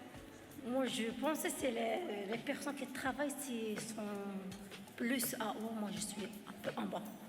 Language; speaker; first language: French; non-native, learner; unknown